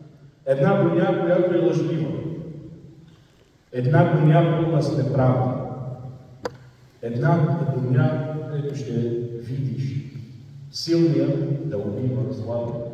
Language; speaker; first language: Bulgarian; non-native, fluent; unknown